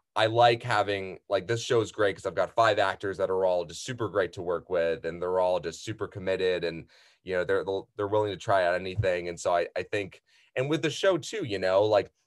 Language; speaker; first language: English; native; English